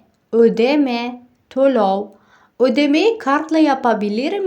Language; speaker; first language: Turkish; non-native, fluent; Uzbek